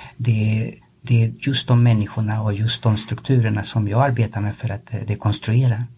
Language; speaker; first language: Swedish; early bilingual, other home language; Spanish